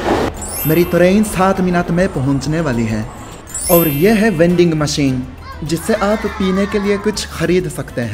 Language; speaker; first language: Hindi; non-native, fluent; Japanese